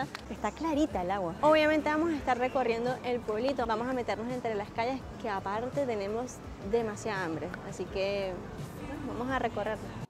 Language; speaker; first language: Spanish; native; Spanish